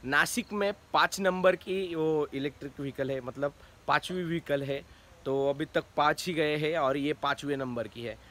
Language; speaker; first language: Hindi; non-native, local second language; Marathi